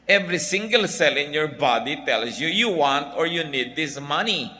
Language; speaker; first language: English; non-native, local second language; Filipino